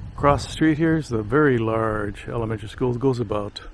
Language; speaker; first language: English; native; English